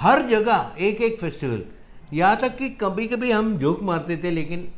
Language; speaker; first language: Hindi; non-native, local second language; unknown